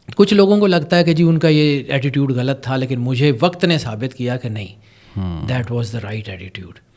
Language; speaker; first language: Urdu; non-native, local second language; Punjabi